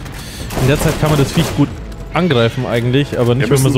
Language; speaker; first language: German; native; German